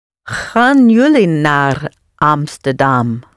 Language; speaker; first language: Dutch; non-native, learner; English